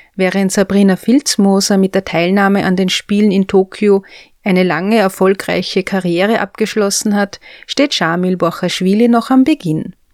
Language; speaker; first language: German; native; German